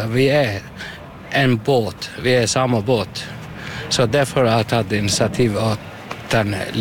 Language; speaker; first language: Norwegian; non-native, learner; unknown